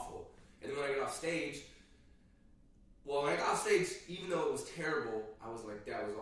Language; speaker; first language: English; native; English